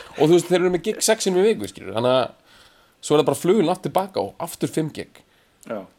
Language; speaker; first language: Icelandic; native; Icelandic